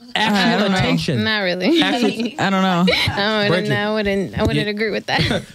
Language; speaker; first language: English; native; English